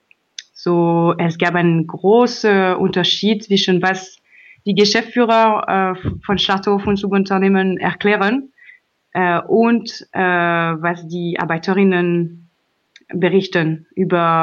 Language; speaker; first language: German; non-native, learner; French